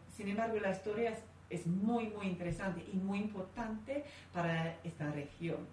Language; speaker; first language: Spanish; non-native, fluent; English